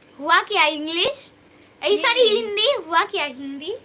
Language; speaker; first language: Hindi; non-native, local second language; Bangla